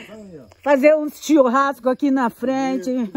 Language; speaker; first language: Portuguese; native; Portuguese